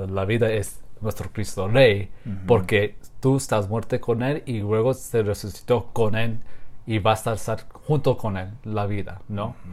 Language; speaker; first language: Spanish; non-native, learner; English